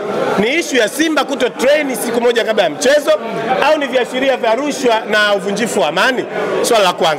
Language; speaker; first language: Swahili; native; Swahili